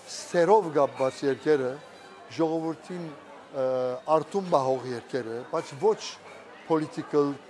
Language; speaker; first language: Armenian; early bilingual, heritage; Armenian